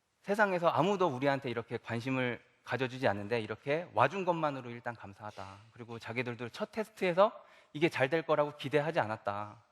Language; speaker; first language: Korean; native; Korean